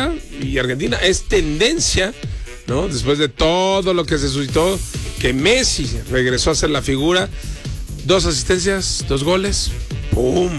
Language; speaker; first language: Spanish; native; Spanish